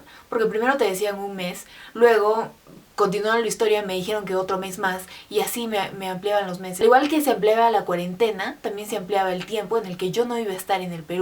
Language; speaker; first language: Spanish; native; Spanish